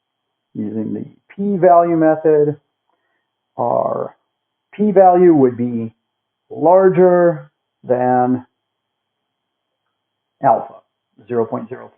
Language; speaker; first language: English; native; English